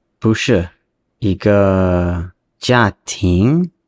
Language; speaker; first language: Chinese; non-native, learner; English